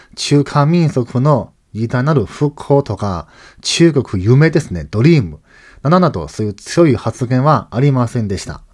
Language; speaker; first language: Japanese; non-native, fluent; Chinese